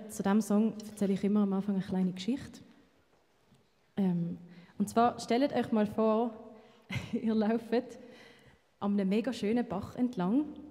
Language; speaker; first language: German; native; German